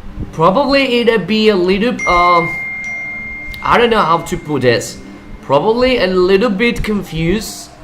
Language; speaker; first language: English; non-native, fluent; Spanish